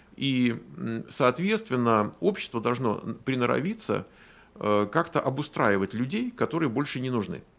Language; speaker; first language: Russian; native; Russian